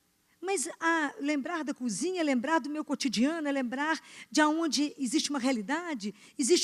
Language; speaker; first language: Portuguese; native; Portuguese